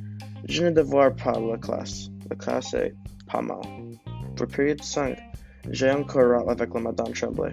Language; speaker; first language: French; non-native, learner; English